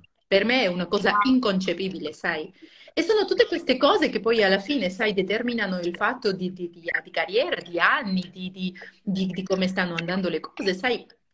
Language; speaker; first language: Italian; non-native, fluent; Georgian